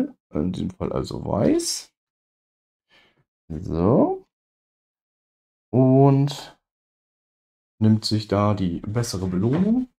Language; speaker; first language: German; native; German